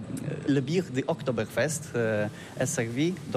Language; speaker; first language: French; non-native, learner; Polish